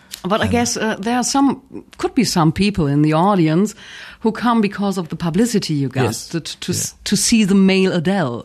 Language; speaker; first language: English; non-native, fluent; German